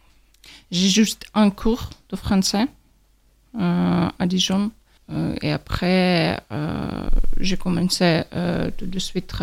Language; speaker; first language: French; non-native, learner; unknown